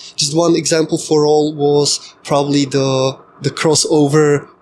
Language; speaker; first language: English; non-native, fluent; Slovak